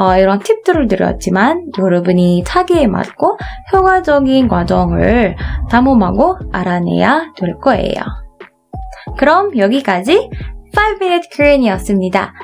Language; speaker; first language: Korean; non-native, fluent; Filipino